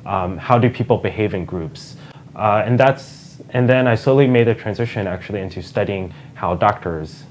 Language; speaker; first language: English; native; English